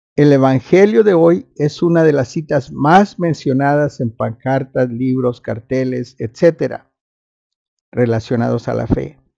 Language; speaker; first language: Spanish; non-native, fluent; English